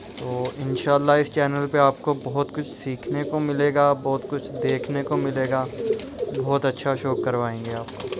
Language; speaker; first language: Urdu; non-native, local second language; Punjabi